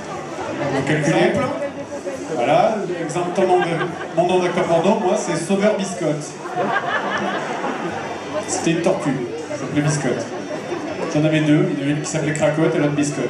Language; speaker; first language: French; native; French